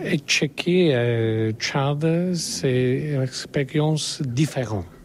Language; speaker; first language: French; non-native, learner; Polish